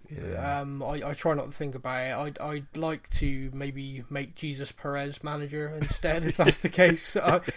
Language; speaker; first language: English; native; English